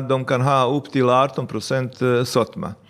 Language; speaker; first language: Swedish; non-native, fluent; Bosnian